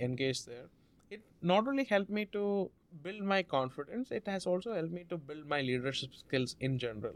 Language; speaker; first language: English; non-native, local second language; Malayalam